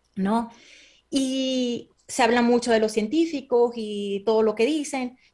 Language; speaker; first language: Spanish; native; Spanish